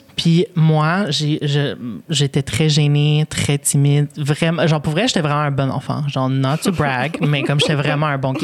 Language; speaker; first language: French; early bilingual, other home language; Spanish